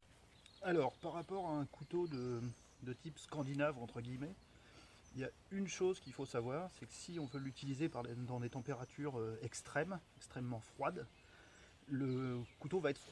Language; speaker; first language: French; native; French